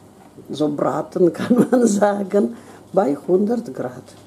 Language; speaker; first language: German; non-native, local second language; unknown